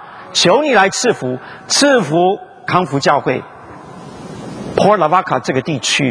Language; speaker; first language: Chinese; native; Chinese